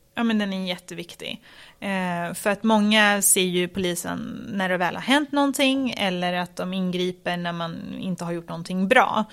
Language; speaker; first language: Swedish; native; Swedish